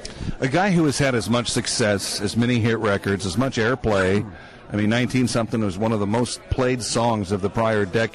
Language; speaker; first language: English; native; English